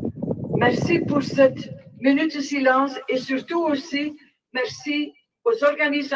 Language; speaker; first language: French; non-native, local second language; Dutch